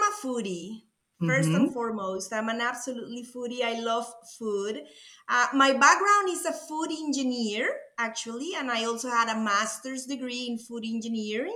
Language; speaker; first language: English; non-native, fluent; Spanish